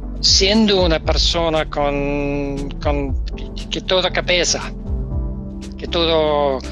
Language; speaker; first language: Spanish; non-native, learner; Danish